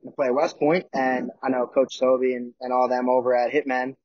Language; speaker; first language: English; native; English